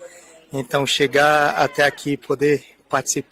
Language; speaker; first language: Portuguese; native; Portuguese